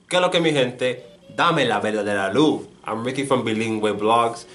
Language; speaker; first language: Spanish; non-native, fluent; English